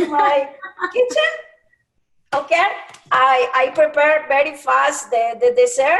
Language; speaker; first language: English; non-native, learner; Spanish